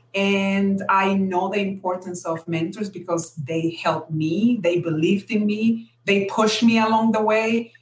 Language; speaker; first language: English; non-native, fluent; Spanish